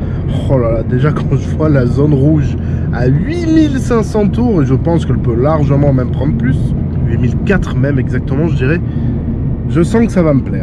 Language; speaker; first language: French; native; French